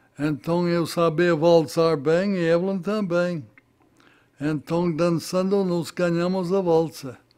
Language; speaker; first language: Portuguese; non-native, fluent; English